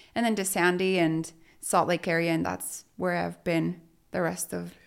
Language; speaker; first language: English; early bilingual, other home language; Spanish